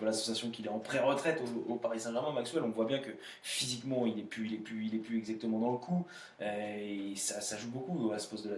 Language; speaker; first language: French; native; French